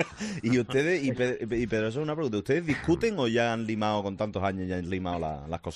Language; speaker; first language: Spanish; native; Spanish